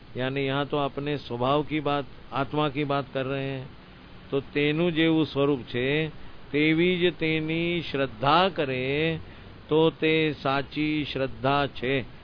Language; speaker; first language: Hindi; non-native, local second language; Gujarati